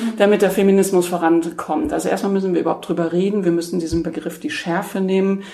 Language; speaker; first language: German; native; German